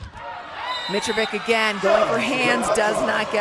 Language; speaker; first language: English; native; English